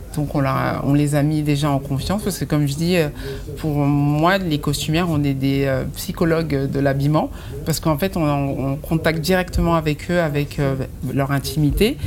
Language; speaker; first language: French; non-native, local second language; Fula